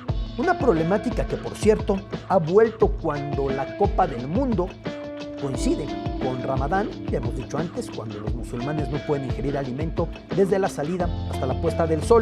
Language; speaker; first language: Spanish; native; Spanish